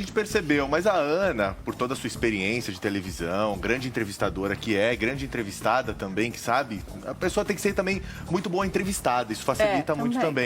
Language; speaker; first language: Portuguese; native; Portuguese